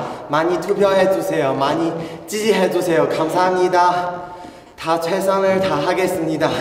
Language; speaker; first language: Korean; non-native, learner; Chinese